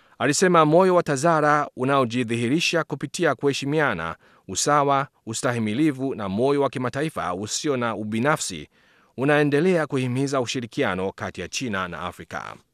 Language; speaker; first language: Swahili; non-native, fluent; Chinese